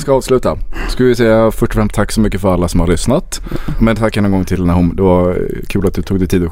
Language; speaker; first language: Swedish; native; Swedish